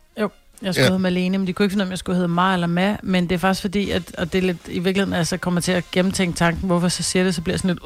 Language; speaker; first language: Danish; native; Danish